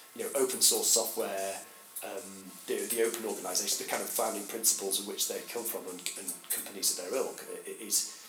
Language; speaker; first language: English; native; English